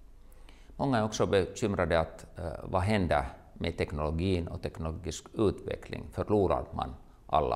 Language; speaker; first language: Swedish; non-native, local second language; Finnish